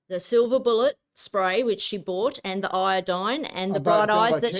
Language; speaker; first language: English; native; English